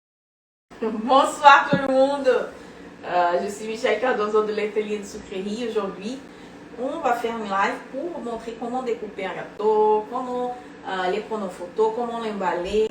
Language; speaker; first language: French; non-native, fluent; Portuguese